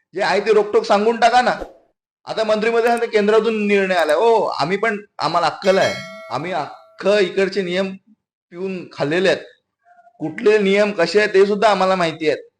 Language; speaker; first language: Marathi; native; Marathi